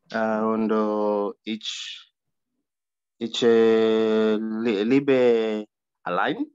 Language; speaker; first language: German; non-native, learner; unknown